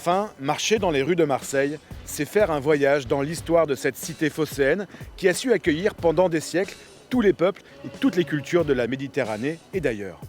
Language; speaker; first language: French; native; French